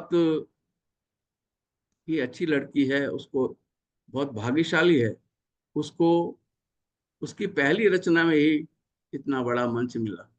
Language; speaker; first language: Hindi; native; Hindi